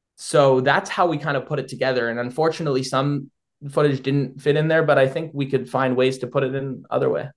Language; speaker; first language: English; native; English